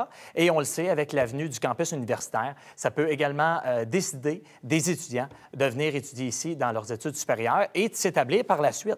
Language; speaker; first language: French; native; French